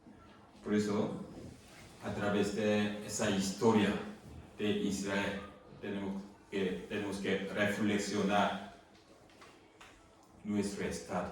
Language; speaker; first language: Spanish; non-native, fluent; Korean